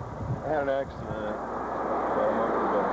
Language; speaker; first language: English; native; English